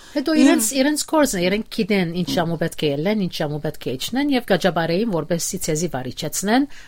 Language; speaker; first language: Armenian; early bilingual, heritage; Armenian